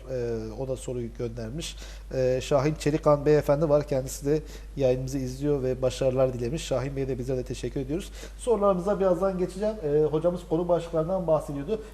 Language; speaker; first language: Turkish; native; Turkish